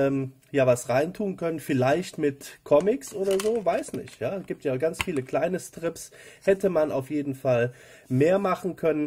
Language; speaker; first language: German; native; German